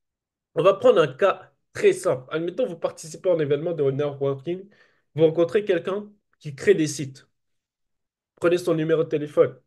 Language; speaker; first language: French; native; French